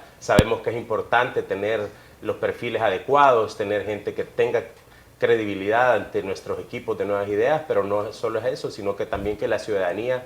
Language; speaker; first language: Spanish; native; Spanish